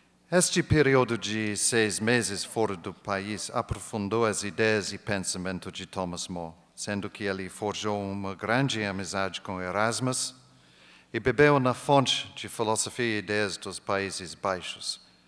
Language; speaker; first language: Portuguese; non-native, fluent; English